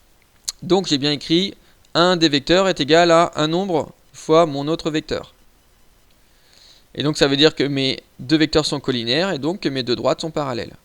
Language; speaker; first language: French; native; French